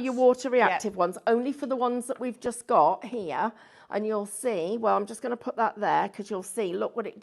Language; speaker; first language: English; native; English